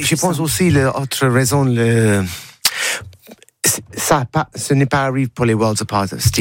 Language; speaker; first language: French; non-native, learner; English